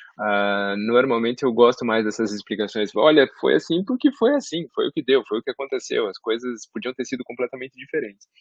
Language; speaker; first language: Portuguese; native; Portuguese